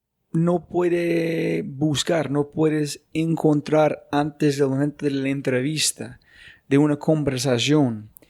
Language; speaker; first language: Spanish; non-native, fluent; English